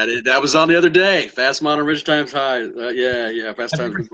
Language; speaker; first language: English; native; English